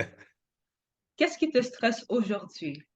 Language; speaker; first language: French; non-native, fluent; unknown